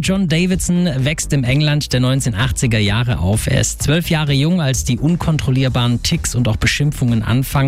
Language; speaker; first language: German; native; German